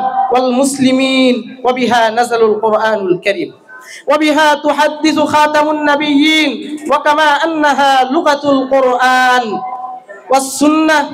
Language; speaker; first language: Arabic; non-native, learner; Bangla